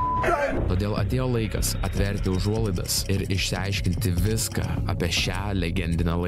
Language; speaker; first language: Lithuanian; native; Lithuanian